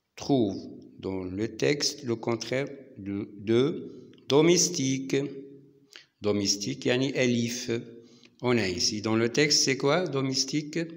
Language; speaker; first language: French; non-native, local second language; Arabic